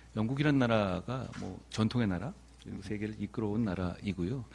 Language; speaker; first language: Korean; native; Korean